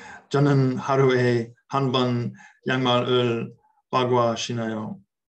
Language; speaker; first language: Korean; non-native, learner; English